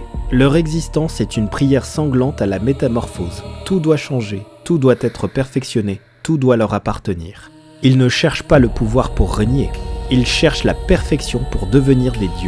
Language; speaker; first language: French; native; French